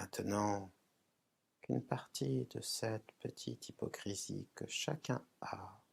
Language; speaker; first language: French; native; French